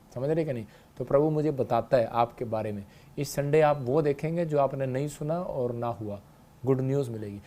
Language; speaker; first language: Hindi; non-native, local second language; Punjabi